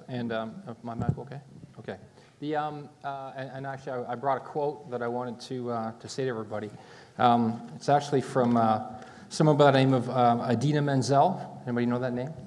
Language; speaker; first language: English; native; English